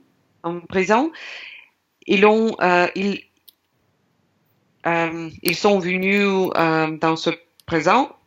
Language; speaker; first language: French; non-native, learner; Russian